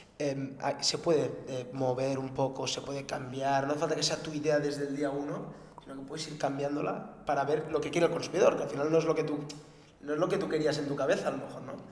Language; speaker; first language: Spanish; native; Spanish